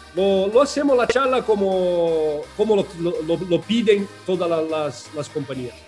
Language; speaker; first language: Spanish; non-native, learner; Portuguese